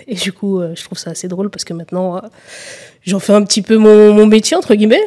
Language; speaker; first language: French; early bilingual, other home language; Lingala